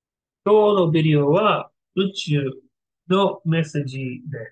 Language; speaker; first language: Japanese; non-native, learner; English